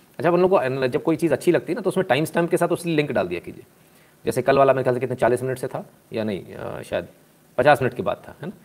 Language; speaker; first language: Hindi; native; Hindi